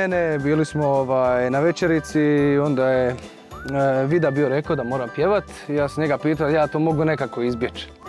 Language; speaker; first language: Croatian; early bilingual, heritage; Croatian